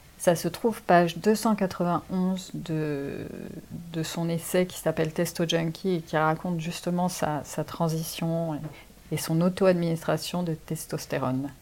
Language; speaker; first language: French; native; French